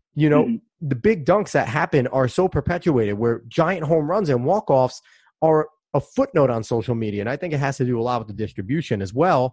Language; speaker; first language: English; native; English